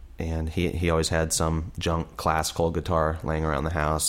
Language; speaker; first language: English; native; English